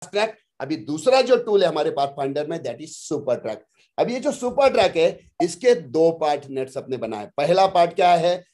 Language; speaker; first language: Hindi; non-native, local second language; Marathi